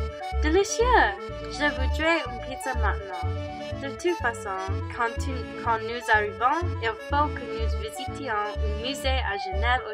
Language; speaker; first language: French; non-native, learner; English